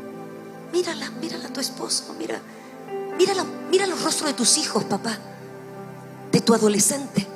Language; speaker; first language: Spanish; native; Spanish